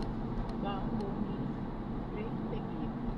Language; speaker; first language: German; non-native, learner; Filipino